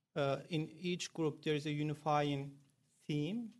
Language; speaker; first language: English; non-native, fluent; Turkish